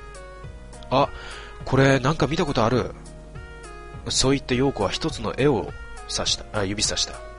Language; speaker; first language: Japanese; native; Japanese